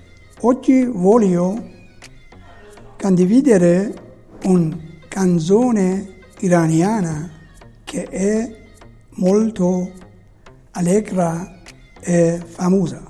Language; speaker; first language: Italian; non-native, learner; Persian